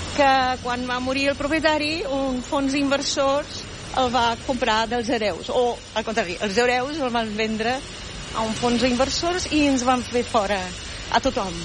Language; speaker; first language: Catalan; non-native, fluent; Spanish